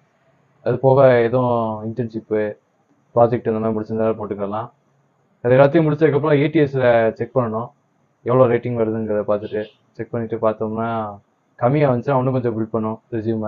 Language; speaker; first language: Tamil; native; Tamil